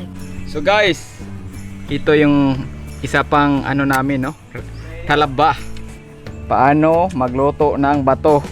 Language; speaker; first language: Filipino; non-native, local second language; Cebuano